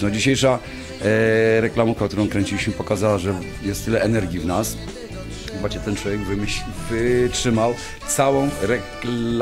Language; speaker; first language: Polish; native; Polish